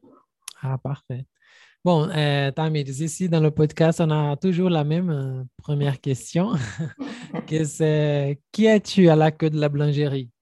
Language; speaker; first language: French; non-native, fluent; Portuguese